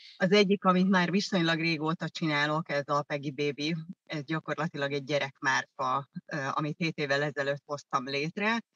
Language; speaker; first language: Hungarian; early bilingual, other home language; German